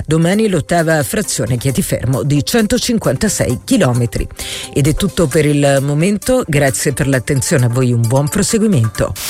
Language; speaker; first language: Italian; native; Italian